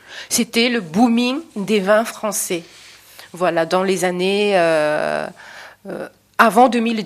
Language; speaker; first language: French; non-native, fluent; Chinese